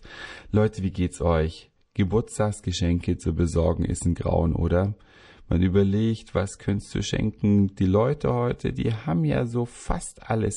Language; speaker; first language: German; native; German